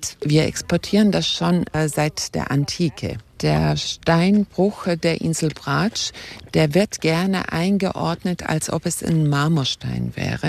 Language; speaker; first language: German; non-native, fluent; Croatian